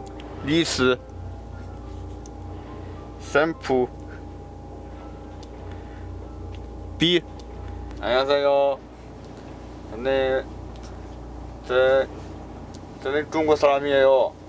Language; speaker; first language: Korean; non-native, learner; Chinese